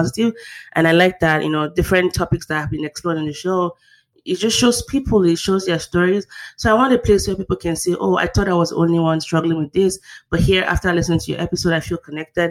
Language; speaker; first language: English; non-native, local second language; Yoruba